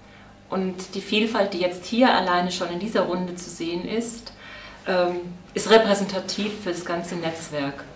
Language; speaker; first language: German; native; German